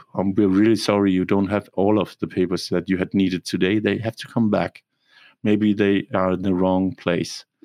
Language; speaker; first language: English; non-native, fluent; Danish